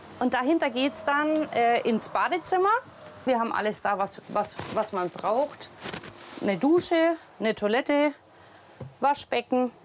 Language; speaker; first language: German; native; German